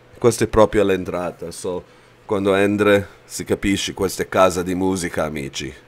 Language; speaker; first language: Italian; early bilingual, heritage; Italian